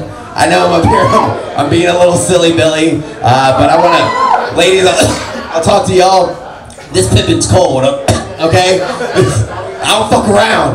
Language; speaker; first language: English; native; English